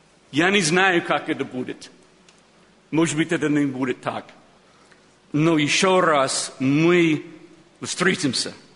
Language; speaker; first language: Russian; non-native, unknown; English